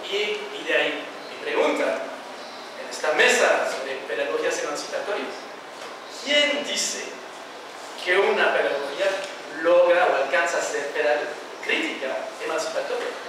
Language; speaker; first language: Spanish; non-native, fluent; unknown